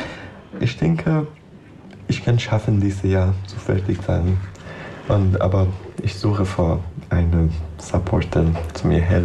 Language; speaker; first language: German; non-native, learner; Persian